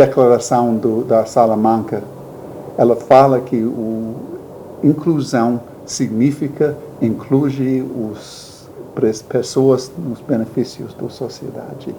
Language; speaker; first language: Portuguese; non-native, learner; English